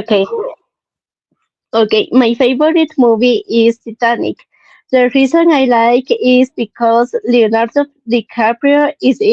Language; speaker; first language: English; non-native, learner; Spanish